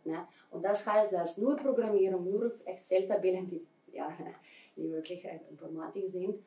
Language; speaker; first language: German; non-native, fluent; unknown